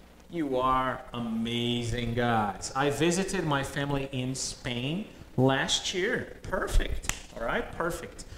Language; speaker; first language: English; non-native, fluent; Portuguese